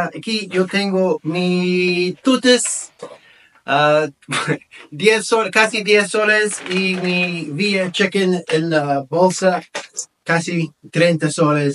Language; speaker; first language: Spanish; non-native, learner; English